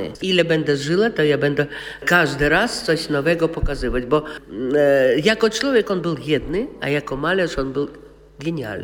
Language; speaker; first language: Polish; non-native, local second language; Russian